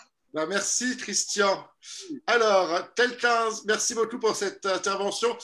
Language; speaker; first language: French; native; French